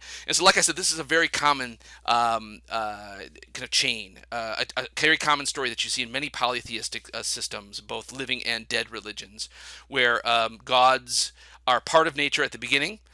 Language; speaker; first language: English; native; English